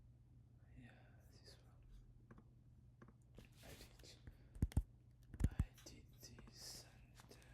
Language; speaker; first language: English; non-native, learner; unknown